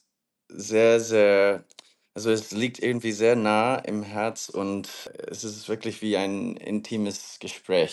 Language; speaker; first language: German; non-native, fluent; English